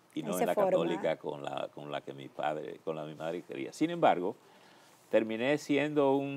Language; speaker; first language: Spanish; native; Spanish